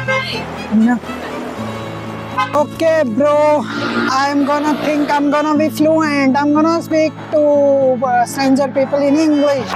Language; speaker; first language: English; non-native, learner; Hindi